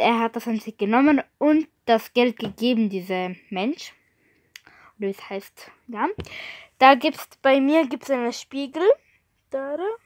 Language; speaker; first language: German; non-native, learner; Bulgarian